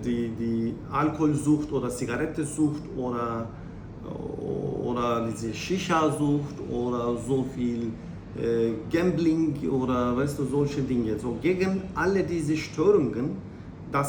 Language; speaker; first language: German; non-native, learner; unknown